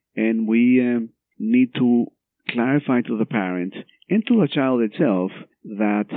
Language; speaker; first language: English; non-native, fluent; Spanish